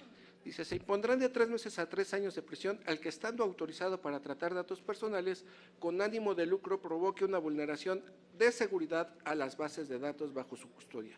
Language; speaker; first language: Spanish; native; Spanish